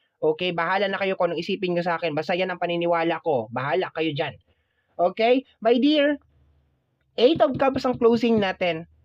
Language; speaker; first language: Filipino; native; Filipino